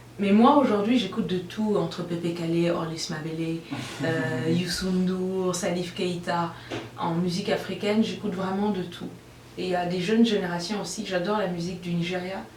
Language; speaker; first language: French; non-native, local second language; Bambara